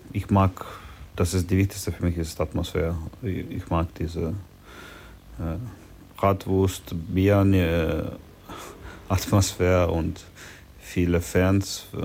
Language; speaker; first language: German; non-native, learner; Ukrainian